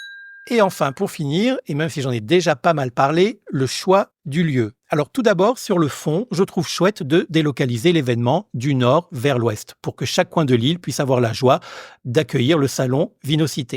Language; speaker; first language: French; native; French